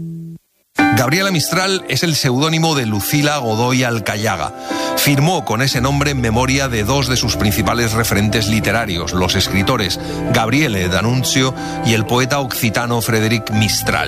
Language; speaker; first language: Spanish; native; Spanish